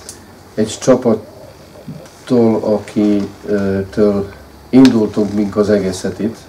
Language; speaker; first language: Hungarian; non-native, fluent; Serbian